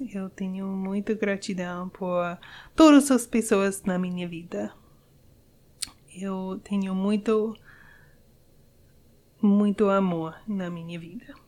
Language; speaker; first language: Portuguese; non-native, learner; English